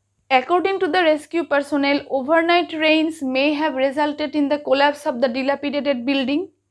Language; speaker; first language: English; non-native, local second language; Bangla